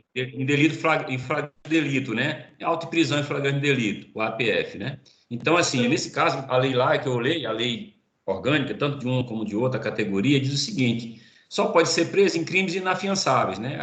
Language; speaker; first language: Portuguese; native; Portuguese